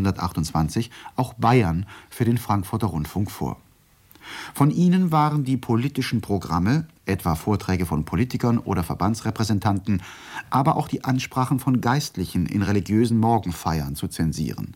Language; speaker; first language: German; native; German